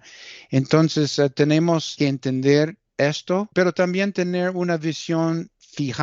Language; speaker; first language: Spanish; early bilingual, heritage; Spanish